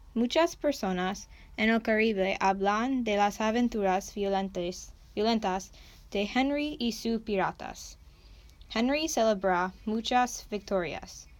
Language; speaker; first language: Spanish; non-native, learner; English